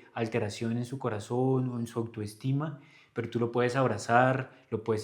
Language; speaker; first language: Spanish; native; Spanish